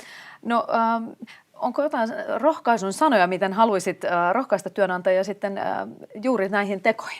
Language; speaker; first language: Finnish; native; Finnish